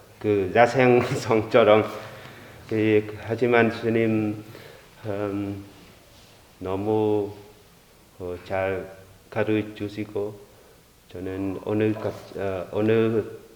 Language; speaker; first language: Korean; non-native, learner; Vietnamese